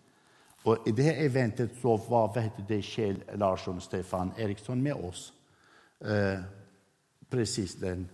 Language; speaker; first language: Swedish; non-native, fluent; Arabic